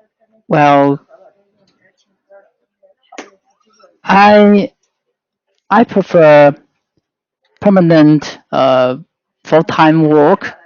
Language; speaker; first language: English; non-native, learner; Chinese